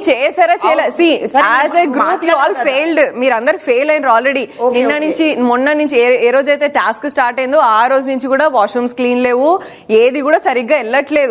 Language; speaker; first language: Telugu; native; Telugu